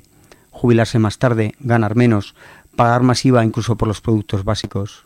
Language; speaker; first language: Spanish; native; Spanish